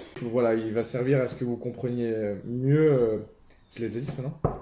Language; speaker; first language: French; native; French